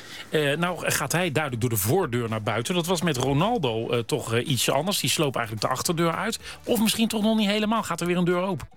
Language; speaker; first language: Dutch; native; Dutch